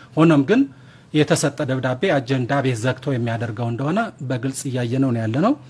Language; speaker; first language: Amharic; non-native, local second language; Tigrinya